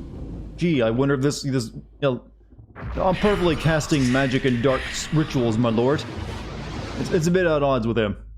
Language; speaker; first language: English; native; English